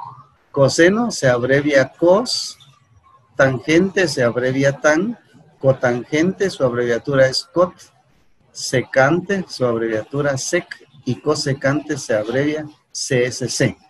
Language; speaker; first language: Spanish; native; Spanish